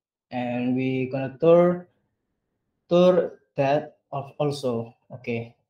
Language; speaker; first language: English; non-native, learner; Indonesian